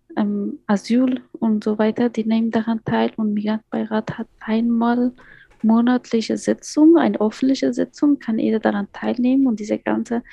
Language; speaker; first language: German; non-native, fluent; Persian